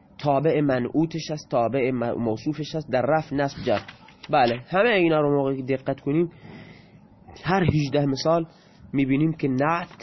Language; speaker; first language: Persian; non-native, local second language; Baluchi